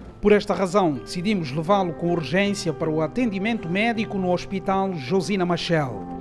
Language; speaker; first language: Portuguese; native; Portuguese